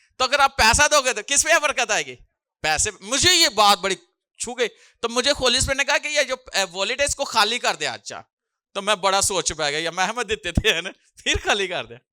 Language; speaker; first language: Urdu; non-native, local second language; Punjabi